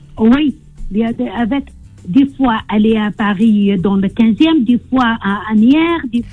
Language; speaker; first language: French; non-native, learner; Arabic